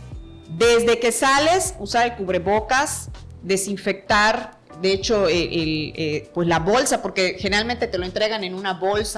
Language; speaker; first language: Spanish; native; Spanish